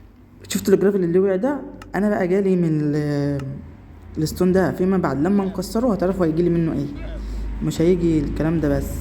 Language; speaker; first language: Arabic; native; Arabic